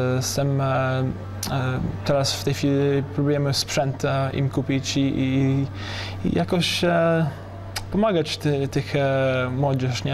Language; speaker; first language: Polish; early bilingual, heritage; English